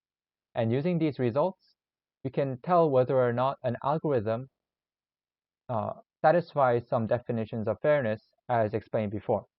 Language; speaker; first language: English; non-native, learner; Korean